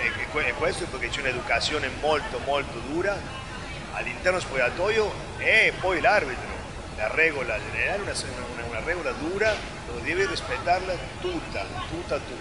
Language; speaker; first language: Italian; non-native, fluent; Spanish